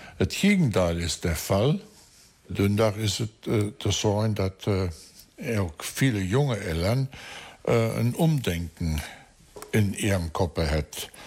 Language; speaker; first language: German; native; German